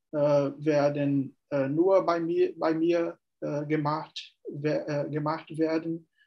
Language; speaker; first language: German; non-native, learner; Portuguese